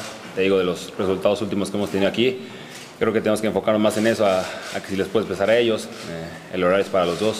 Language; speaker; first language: Spanish; native; Spanish